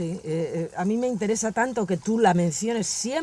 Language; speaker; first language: Spanish; native; Spanish